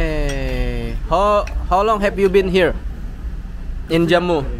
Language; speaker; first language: English; non-native, learner; Indonesian